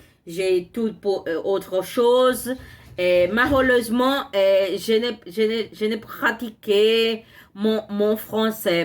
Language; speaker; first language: French; non-native, learner; Portuguese